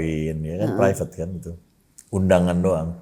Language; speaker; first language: Indonesian; native; Indonesian